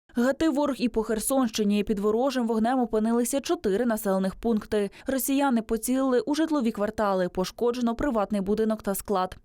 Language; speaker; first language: Ukrainian; native; Ukrainian